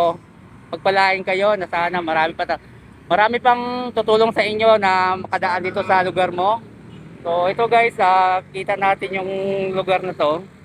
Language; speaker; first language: Filipino; native; Filipino